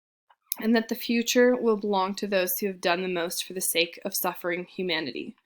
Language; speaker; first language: English; native; English